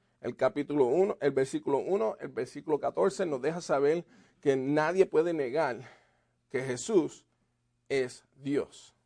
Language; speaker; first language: Spanish; native; Spanish